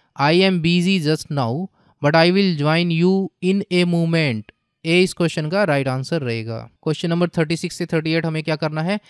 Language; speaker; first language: Hindi; native; Hindi